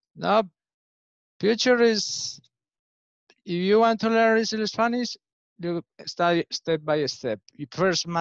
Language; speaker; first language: English; non-native, learner; Spanish